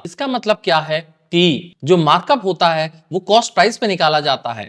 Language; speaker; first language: Hindi; native; Hindi